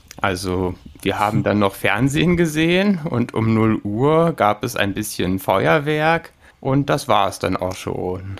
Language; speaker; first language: German; native; German